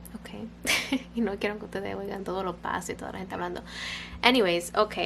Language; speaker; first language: Spanish; early bilingual, other home language; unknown